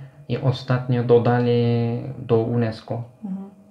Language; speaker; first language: Polish; non-native, fluent; Turkish